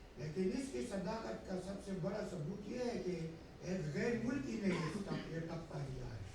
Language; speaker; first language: Urdu; non-native, local second language; Pashto